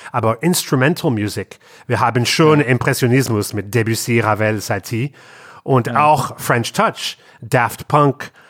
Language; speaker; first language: German; non-native, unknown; English